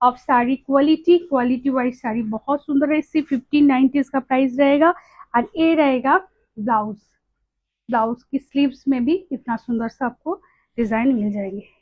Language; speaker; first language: Hindi; non-native, local second language; Bangla